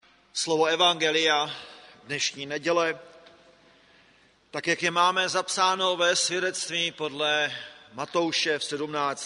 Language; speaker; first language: Czech; native; Czech